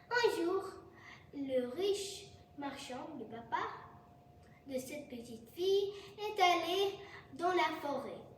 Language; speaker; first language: French; non-native, learner; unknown